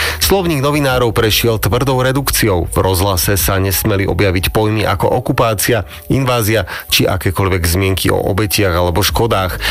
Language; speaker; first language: Slovak; native; Slovak